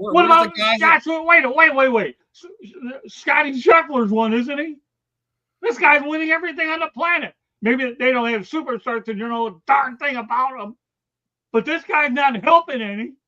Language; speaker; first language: English; native; English